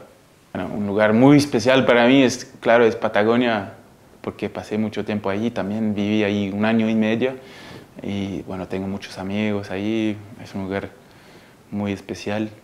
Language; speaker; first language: Spanish; early bilingual, heritage; Spanish